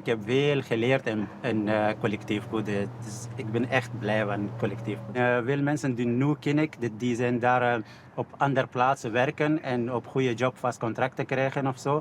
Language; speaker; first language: Dutch; non-native, learner; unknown